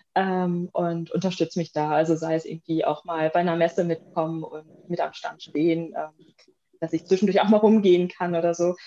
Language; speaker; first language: German; native; German